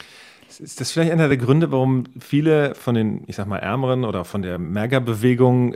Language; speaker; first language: German; native; German